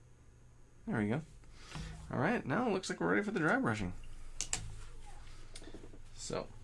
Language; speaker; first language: English; native; English